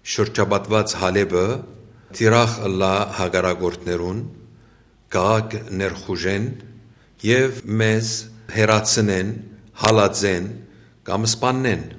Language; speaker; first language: Armenian; early bilingual, heritage; Armenian